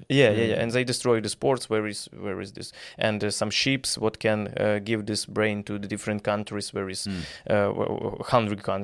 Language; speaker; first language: English; non-native, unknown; Ukrainian